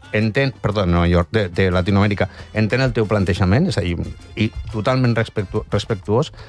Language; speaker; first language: Catalan; non-native, local second language; Spanish